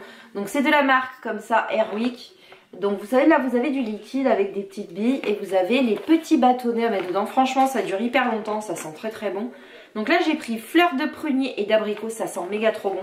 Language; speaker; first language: French; native; French